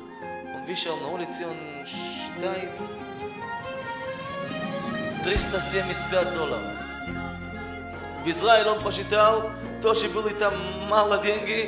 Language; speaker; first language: Russian; early bilingual, heritage; Russian